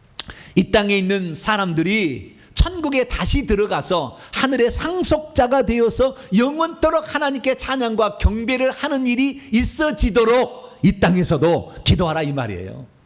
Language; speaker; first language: Korean; native; Korean